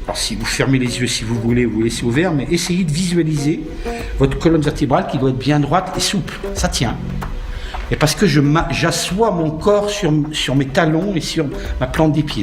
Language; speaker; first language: French; native; French